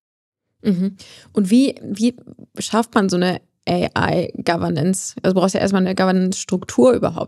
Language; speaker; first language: German; native; German